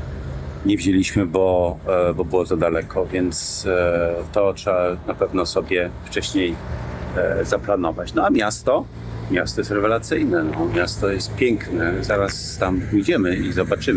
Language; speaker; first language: Polish; native; Polish